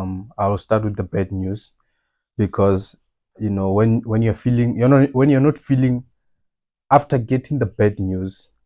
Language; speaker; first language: English; non-native, local second language; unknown